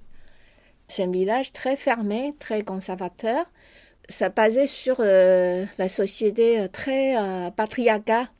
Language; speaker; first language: French; non-native, fluent; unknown